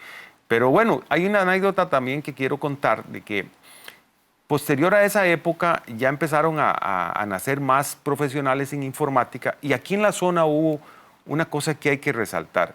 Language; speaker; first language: Spanish; native; Spanish